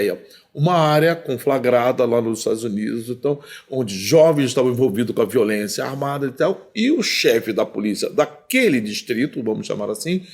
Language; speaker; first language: Portuguese; native; Portuguese